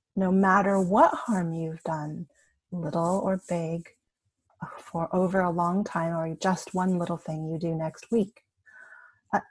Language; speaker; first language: English; native; English